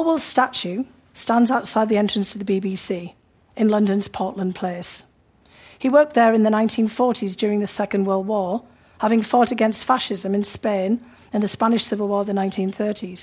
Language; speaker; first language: English; native; English